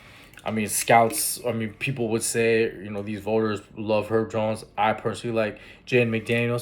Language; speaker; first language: English; native; English